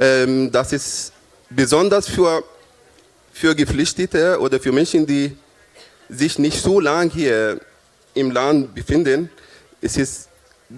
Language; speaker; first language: German; non-native, fluent; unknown